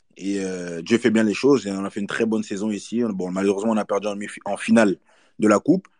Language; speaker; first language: French; early bilingual, other home language; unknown